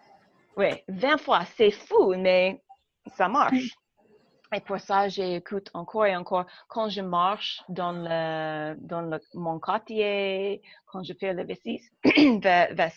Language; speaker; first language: French; non-native, learner; English